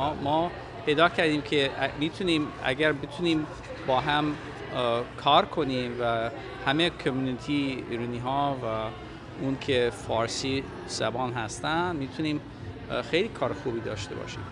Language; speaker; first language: Persian; non-native, fluent; English